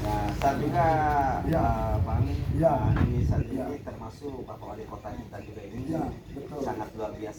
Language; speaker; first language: Indonesian; non-native, local second language; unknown